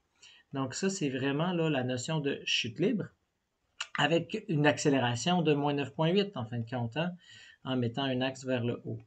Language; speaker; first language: French; native; French